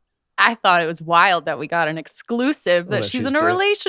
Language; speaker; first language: English; native; English